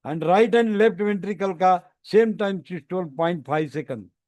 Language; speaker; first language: Hindi; non-native, local second language; Marathi